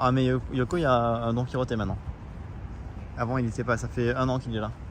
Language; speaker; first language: French; native; French